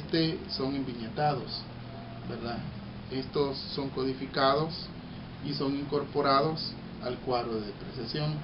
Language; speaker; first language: Spanish; native; Spanish